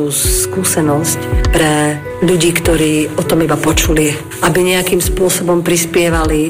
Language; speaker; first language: Slovak; native; Slovak